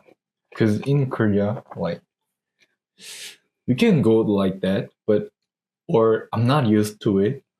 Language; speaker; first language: English; non-native, learner; Korean